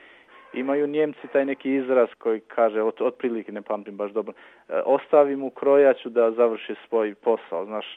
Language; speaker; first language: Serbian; non-native, local second language; Albanian